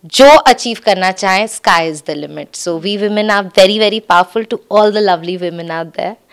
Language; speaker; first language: Hindi; native; Hindi